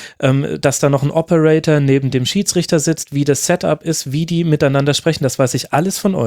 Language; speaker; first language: German; native; German